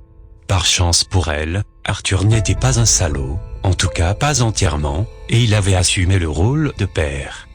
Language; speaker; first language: French; native; French